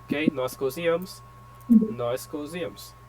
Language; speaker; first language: Portuguese; non-native, fluent; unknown